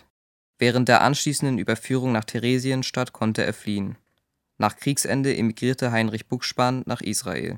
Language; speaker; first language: German; native; German